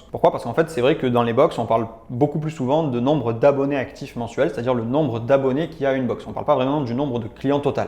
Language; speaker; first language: French; native; French